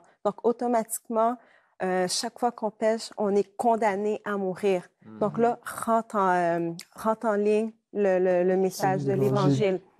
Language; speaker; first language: French; native; French